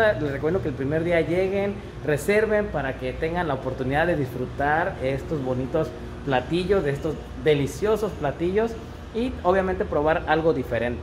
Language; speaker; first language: Spanish; native; Spanish